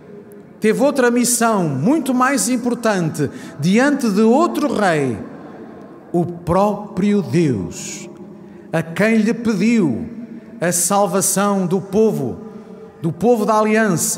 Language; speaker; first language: Portuguese; native; Portuguese